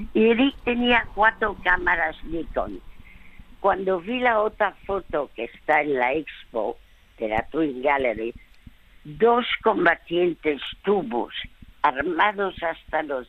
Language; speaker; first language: Spanish; early bilingual, other home language; French